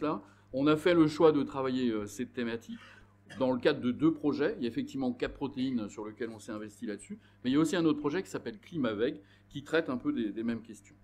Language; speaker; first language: French; native; French